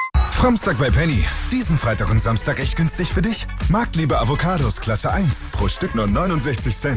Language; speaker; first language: German; native; German